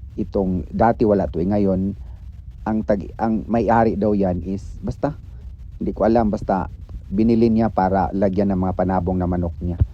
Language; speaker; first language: Filipino; non-native, local second language; Cebuano